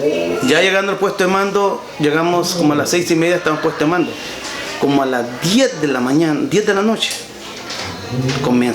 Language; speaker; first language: Spanish; native; Spanish